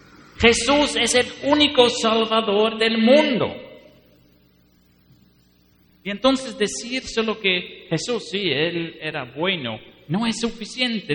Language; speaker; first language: Spanish; non-native, fluent; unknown